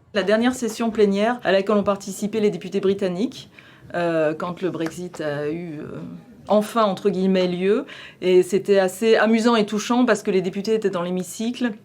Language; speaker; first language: French; native; French